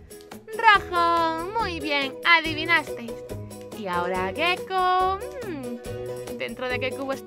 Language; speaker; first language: Spanish; native; Spanish